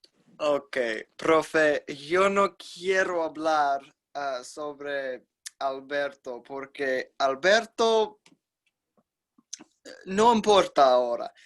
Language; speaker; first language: Spanish; non-native, learner; English